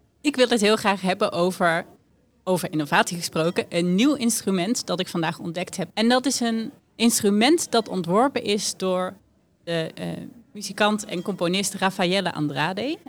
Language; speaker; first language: Dutch; native; Dutch